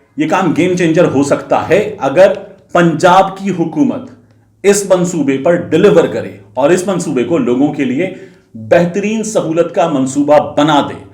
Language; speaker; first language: Urdu; native; Urdu